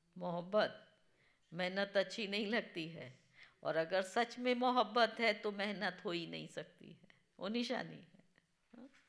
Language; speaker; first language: Hindi; non-native, local second language; Gujarati